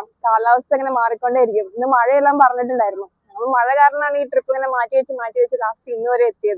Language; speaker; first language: Malayalam; native; Malayalam